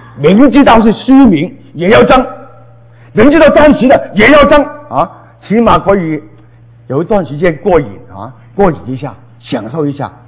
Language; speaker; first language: Chinese; non-native, local second language; Cantonese